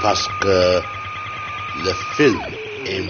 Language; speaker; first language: French; non-native, learner; English